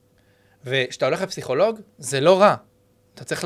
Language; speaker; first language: Hebrew; native; Hebrew